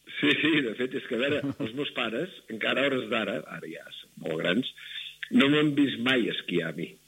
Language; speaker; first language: Catalan; native; Catalan